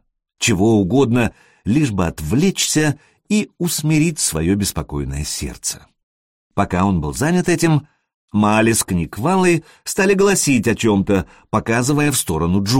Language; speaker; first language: Russian; native; Russian